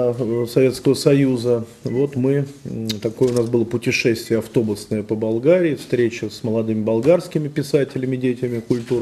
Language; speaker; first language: Russian; native; Russian